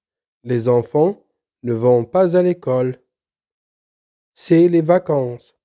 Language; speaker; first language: French; non-native, local second language; Arabic